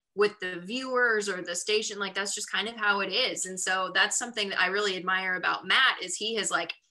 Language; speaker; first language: English; native; English